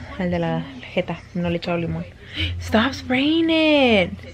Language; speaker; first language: Spanish; early bilingual, heritage; Spanish